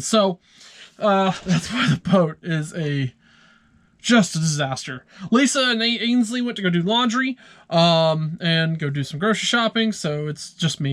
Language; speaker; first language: English; native; English